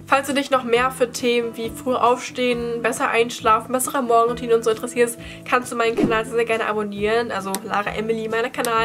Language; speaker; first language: German; native; German